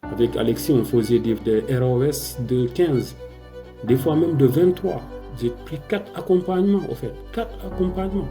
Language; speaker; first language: French; non-native, local second language; Wolof